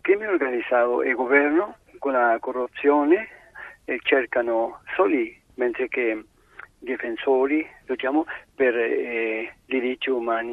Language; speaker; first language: Italian; non-native, learner; Spanish